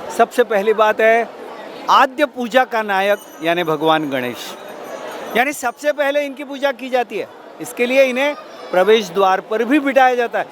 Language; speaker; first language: Hindi; non-native, local second language; Marathi